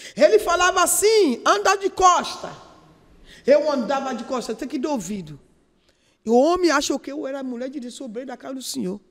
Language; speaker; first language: Portuguese; non-native, learner; Yoruba